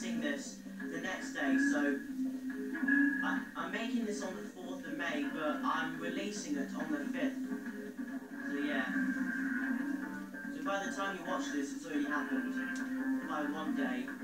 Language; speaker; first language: English; native; English